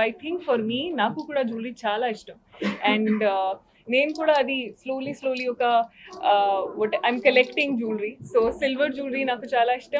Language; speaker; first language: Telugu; non-native, learner; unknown